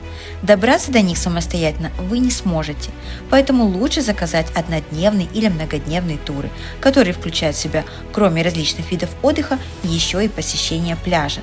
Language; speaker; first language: Russian; native; Russian